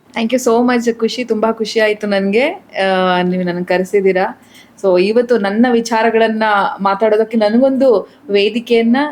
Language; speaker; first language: Kannada; native; Kannada